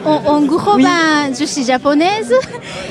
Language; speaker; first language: French; non-native, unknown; Japanese